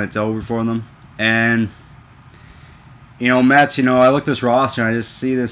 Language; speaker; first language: English; native; English